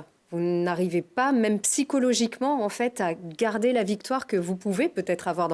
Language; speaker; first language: French; native; French